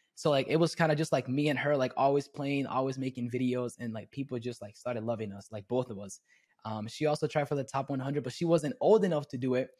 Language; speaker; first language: English; early bilingual, other home language; Spanish